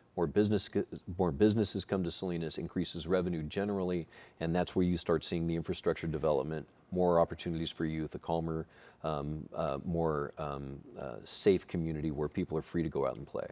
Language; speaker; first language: English; native; English